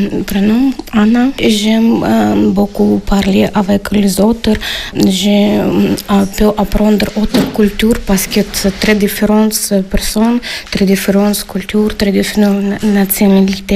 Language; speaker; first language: French; non-native, learner; Ukrainian